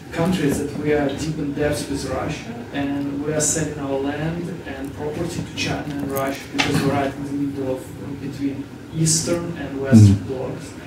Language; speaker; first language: English; non-native, fluent; Russian